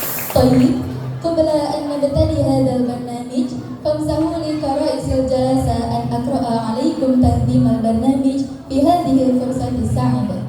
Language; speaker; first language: Arabic; non-native, learner; Indonesian